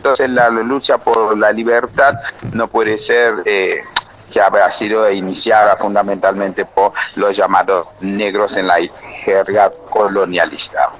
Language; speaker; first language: Spanish; non-native, fluent; Haitian Creole